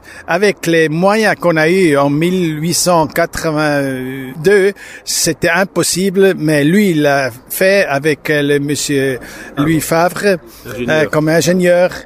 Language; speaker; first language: French; non-native, local second language; German